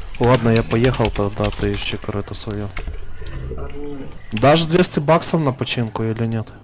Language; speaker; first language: Russian; native; Russian